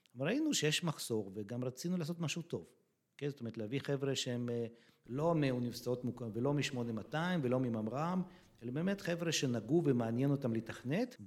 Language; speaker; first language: Hebrew; early bilingual, other home language; Russian